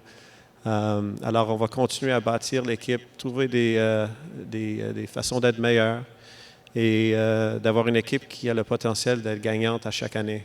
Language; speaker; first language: French; non-native, local second language; English